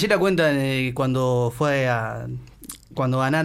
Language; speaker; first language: Spanish; native; Spanish